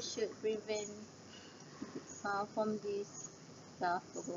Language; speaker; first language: English; non-native, learner; Malay